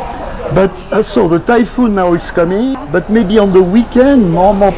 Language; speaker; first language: English; non-native, learner; French